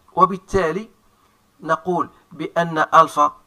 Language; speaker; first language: French; non-native, local second language; Arabic